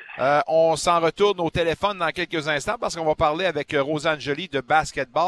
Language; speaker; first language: French; native; French